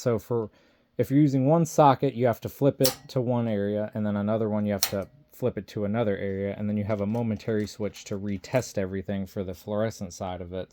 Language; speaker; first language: English; native; English